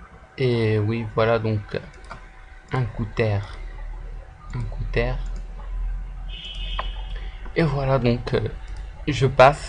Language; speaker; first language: French; native; French